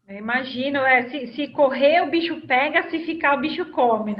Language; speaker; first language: Portuguese; native; Portuguese